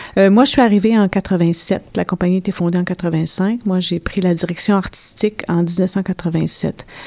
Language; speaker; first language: French; native; French